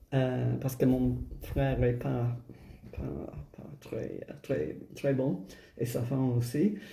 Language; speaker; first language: French; non-native, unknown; English